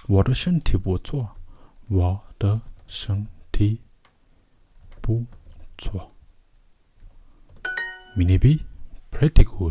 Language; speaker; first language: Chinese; non-native, learner; Mongolian